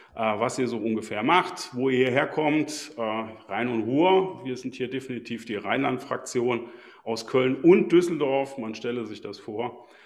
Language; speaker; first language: German; native; German